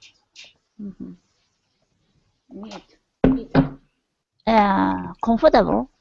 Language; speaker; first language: English; non-native, learner; Japanese